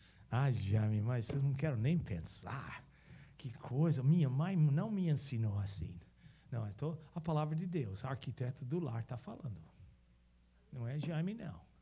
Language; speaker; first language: Portuguese; non-native, fluent; English